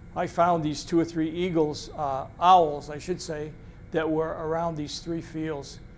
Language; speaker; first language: English; native; English